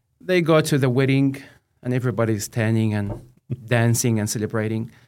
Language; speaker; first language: English; non-native, fluent; Arabic